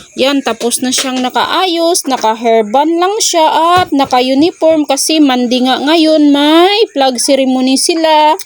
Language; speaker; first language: Filipino; non-native, local second language; Cebuano